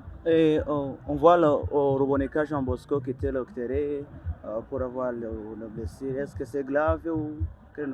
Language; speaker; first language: French; non-native, local second language; Kinyarwanda